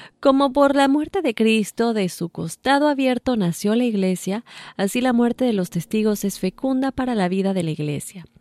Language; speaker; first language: Spanish; native; Spanish